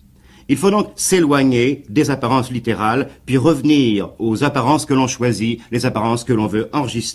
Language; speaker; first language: French; native; French